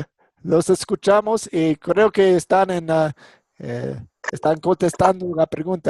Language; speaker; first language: Spanish; non-native, fluent; English